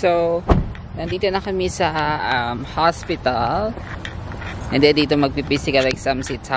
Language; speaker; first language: Filipino; native; Filipino